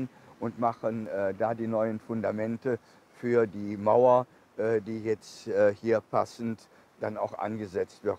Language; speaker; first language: German; native; German